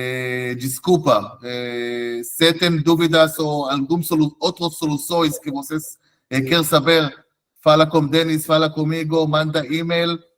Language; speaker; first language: Portuguese; non-native, fluent; Hebrew